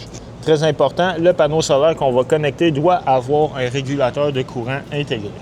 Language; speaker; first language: French; native; French